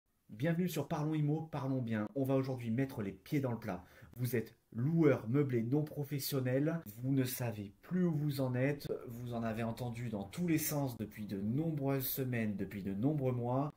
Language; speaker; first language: French; native; French